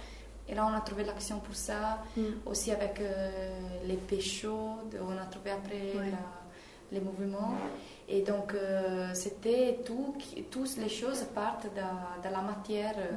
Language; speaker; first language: French; non-native, fluent; Italian